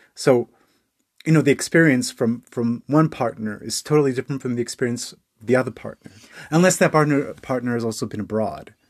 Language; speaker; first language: English; native; English